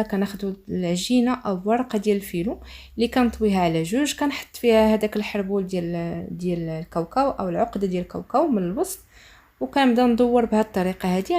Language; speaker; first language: Arabic; native; Arabic